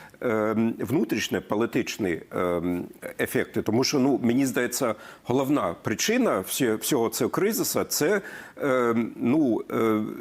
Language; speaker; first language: Ukrainian; non-native, fluent; German